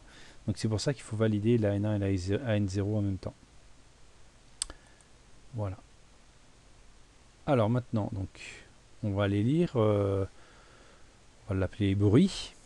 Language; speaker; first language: French; native; French